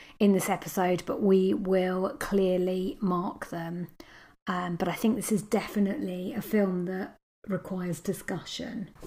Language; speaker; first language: English; native; English